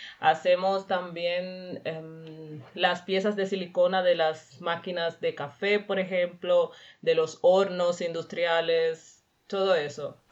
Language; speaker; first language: Spanish; native; Spanish